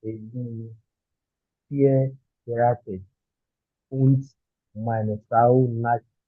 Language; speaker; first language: German; non-native, learner; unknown